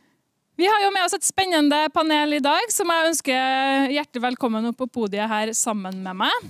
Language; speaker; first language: Norwegian; native; Norwegian